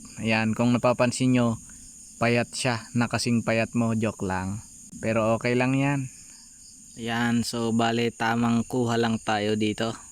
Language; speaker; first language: Filipino; non-native, local second language; Iloko